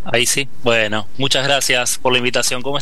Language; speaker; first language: Spanish; native; Spanish